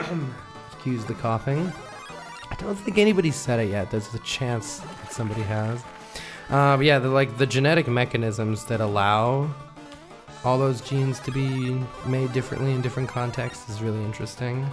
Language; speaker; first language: English; native; English